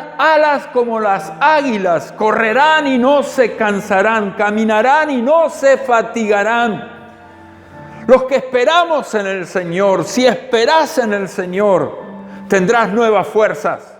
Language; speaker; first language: Spanish; native; Spanish